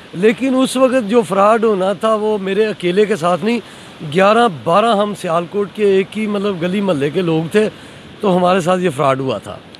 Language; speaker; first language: Urdu; non-native, local second language; Punjabi